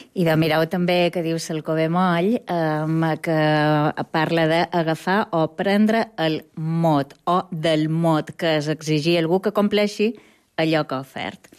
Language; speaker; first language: Catalan; native; Catalan